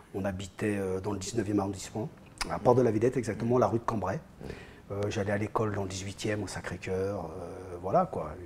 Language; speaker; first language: French; native; French